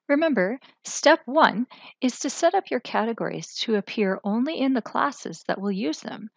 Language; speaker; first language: English; native; English